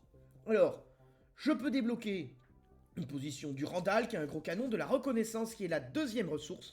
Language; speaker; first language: French; native; French